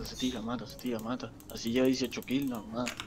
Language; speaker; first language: Spanish; native; Spanish